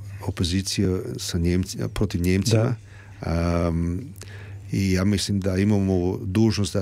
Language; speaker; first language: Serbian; early bilingual, heritage; Croatian